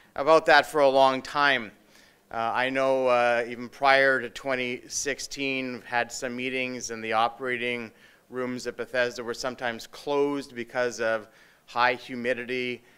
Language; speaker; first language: English; native; English